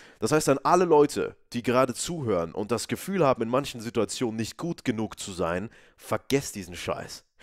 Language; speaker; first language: German; native; German